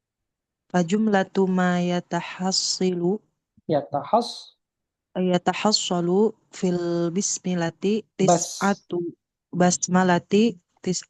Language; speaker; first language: Arabic; non-native, learner; Indonesian